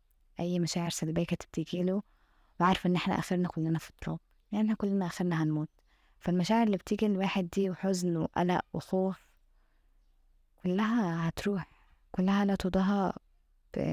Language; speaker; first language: Arabic; native; Arabic